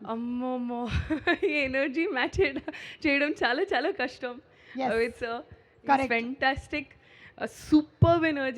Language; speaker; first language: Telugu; non-native, local second language; Hindi